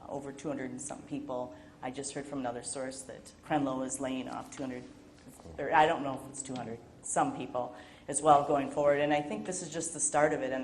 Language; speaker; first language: English; native; English